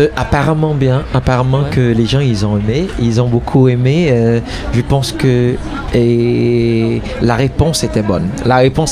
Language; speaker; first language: French; non-native, local second language; Haitian Creole